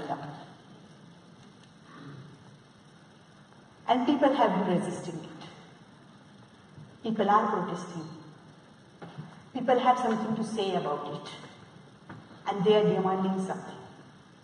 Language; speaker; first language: English; non-native, local second language; Marathi